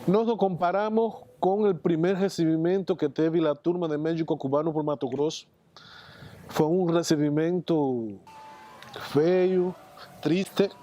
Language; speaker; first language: Portuguese; non-native, fluent; Spanish